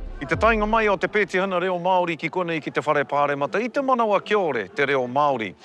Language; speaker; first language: Māori; non-native, local second language; English